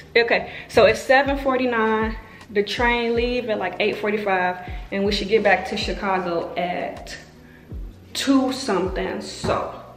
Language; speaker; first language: English; native; English